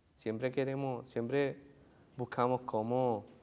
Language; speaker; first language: Spanish; native; Spanish